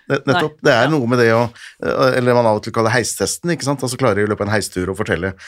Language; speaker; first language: Norwegian; native; Norwegian